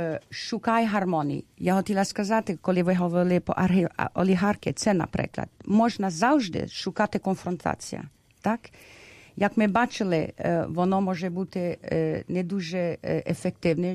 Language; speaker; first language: Ukrainian; early bilingual, heritage; Ukrainian